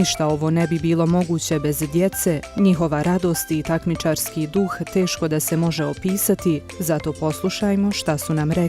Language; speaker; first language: Bosnian; native; Bosnian